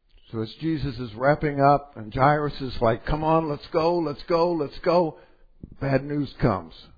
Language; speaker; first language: English; native; English